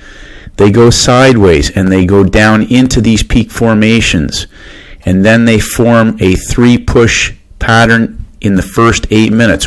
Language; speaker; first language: English; native; English